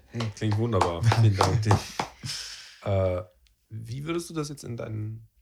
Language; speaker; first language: German; native; German